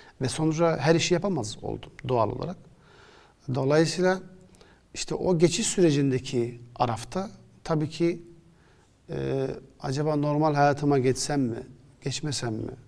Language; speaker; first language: Turkish; early bilingual, other home language; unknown